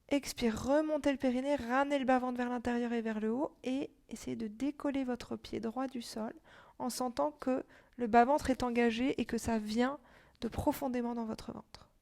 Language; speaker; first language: French; native; French